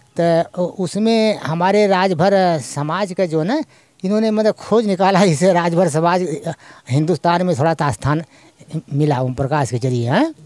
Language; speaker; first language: Hindi; native; Hindi